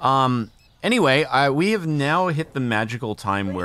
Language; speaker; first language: English; native; English